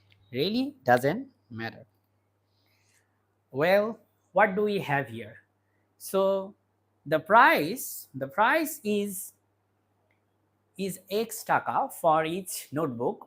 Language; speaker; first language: English; non-native, local second language; Bangla